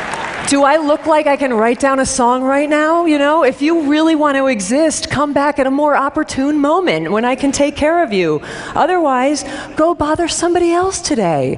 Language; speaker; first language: English; native; English